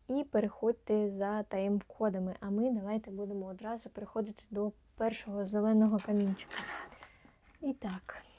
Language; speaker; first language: Ukrainian; non-native, local second language; Russian